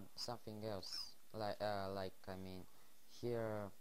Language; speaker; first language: English; non-native, learner; Bulgarian